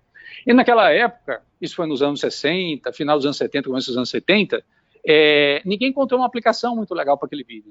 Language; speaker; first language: Portuguese; native; Portuguese